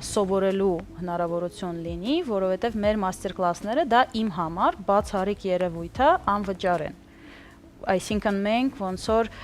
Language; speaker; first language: Armenian; early bilingual, heritage; Armenian